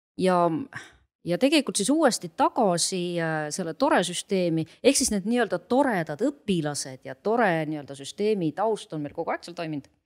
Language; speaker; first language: Estonian; native; Estonian